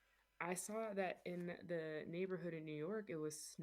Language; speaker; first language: English; native; English